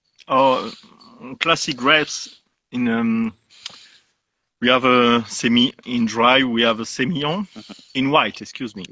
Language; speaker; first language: English; non-native, learner; French